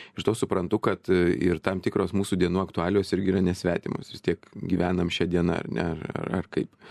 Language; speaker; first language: Lithuanian; native; Lithuanian